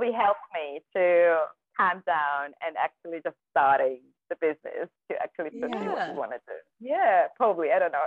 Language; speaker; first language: English; non-native, fluent; German